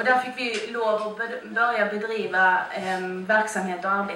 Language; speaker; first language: Swedish; native; Swedish